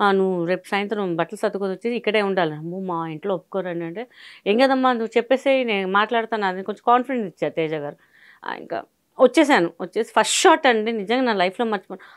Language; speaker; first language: Telugu; non-native, local second language; Hindi